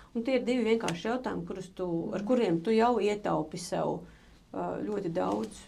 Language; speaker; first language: Latvian; native; Latvian